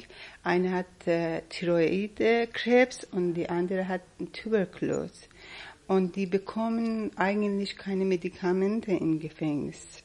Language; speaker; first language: German; non-native, fluent; Persian